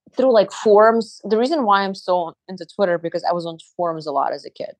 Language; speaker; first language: English; non-native, fluent; Azerbaijani